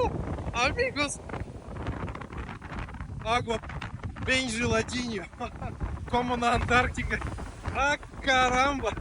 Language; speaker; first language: Portuguese; non-native, learner; Russian